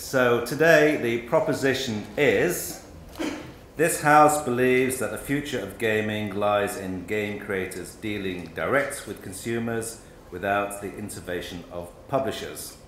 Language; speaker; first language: English; native; English